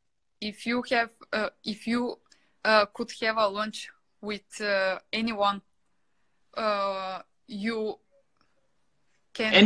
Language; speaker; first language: English; non-native, fluent; Bulgarian